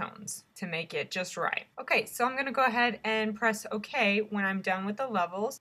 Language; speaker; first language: English; native; English